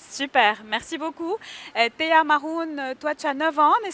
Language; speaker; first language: French; native; French